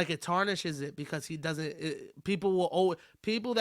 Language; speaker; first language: English; native; English